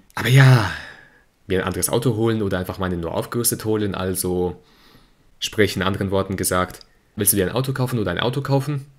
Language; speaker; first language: German; native; German